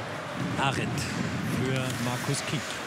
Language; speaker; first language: German; native; German